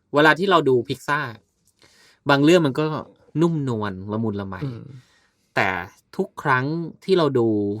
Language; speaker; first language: Thai; native; Thai